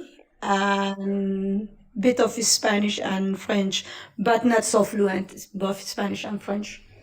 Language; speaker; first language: English; non-native, fluent; Italian